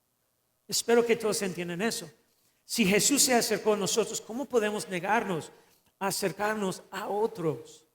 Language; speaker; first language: Spanish; non-native, fluent; English